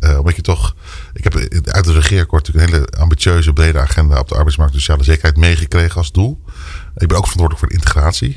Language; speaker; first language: Dutch; native; Dutch